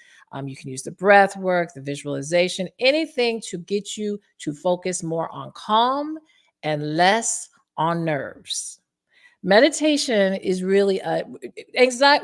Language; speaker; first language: English; native; English